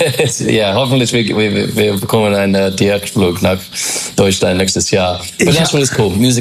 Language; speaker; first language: German; non-native, learner; English